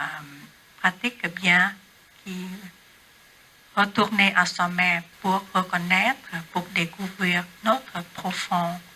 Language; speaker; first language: French; non-native, learner; Vietnamese